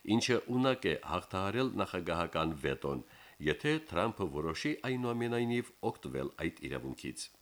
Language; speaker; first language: Armenian; native; Armenian